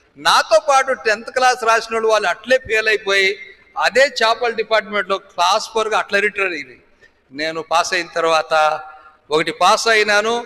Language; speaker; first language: Telugu; non-native, local second language; Lambadi